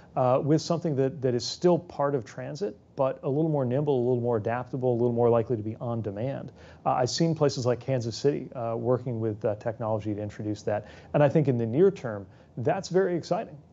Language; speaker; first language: English; native; English